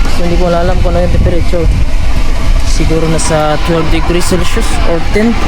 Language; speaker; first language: Filipino; non-native, local second language; Cebuano